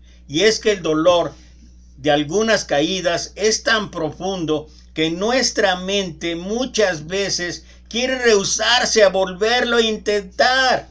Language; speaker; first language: Spanish; native; Spanish